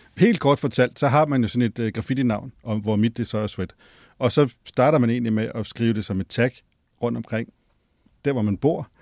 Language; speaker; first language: Danish; native; Danish